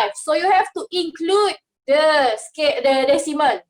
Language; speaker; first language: English; non-native, local second language; Malay